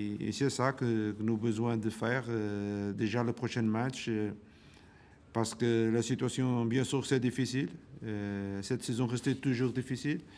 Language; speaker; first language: French; non-native, learner; Portuguese